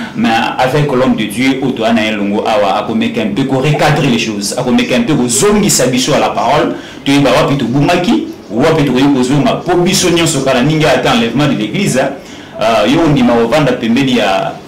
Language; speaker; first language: Lingala; native; Lingala